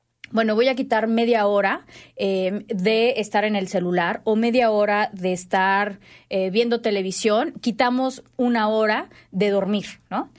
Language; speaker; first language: Spanish; native; Spanish